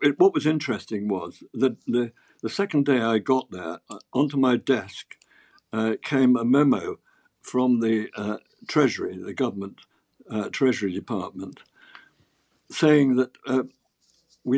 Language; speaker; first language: English; native; English